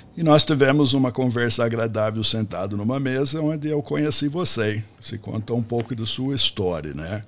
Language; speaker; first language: Portuguese; non-native, fluent; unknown